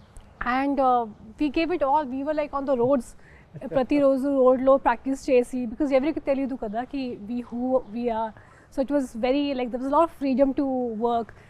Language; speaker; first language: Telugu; non-native, fluent; Hindi